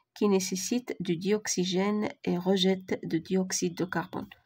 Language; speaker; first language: French; non-native, local second language; Arabic